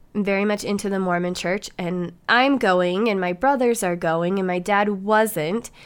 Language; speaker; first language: English; native; English